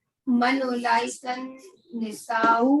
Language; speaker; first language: Arabic; non-native, learner; Urdu